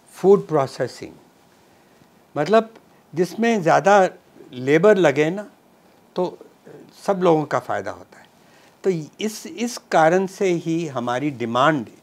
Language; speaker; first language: Hindi; non-native, local second language; Punjabi